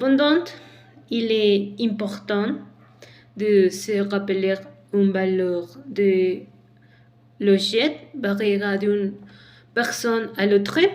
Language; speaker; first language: French; non-native, learner; Spanish